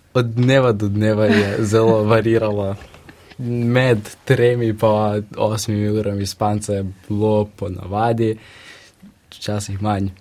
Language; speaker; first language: Slovenian; early bilingual, other home language; Russian